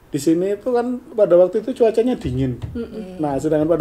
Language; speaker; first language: Indonesian; native; Indonesian